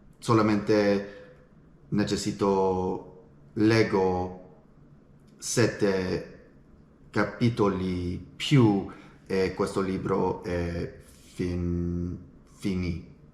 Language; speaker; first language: Italian; non-native, learner; English